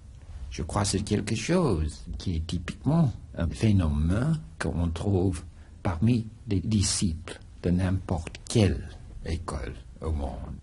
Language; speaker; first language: French; non-native, fluent; English